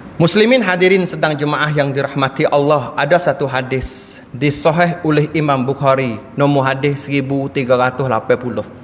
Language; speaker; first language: Malay; native; Malay